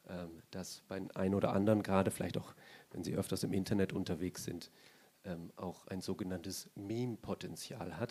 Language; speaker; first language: German; native; German